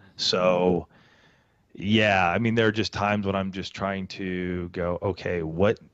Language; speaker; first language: English; native; English